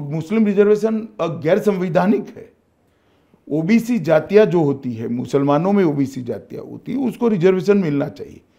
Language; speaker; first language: Hindi; non-native, local second language; Gujarati